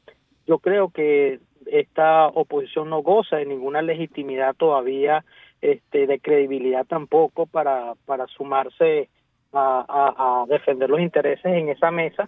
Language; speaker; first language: Spanish; native; Spanish